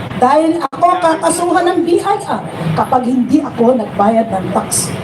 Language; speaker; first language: Filipino; native; Filipino